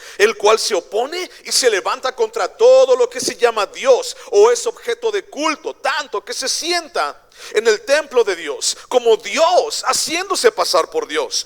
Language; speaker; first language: Spanish; native; Spanish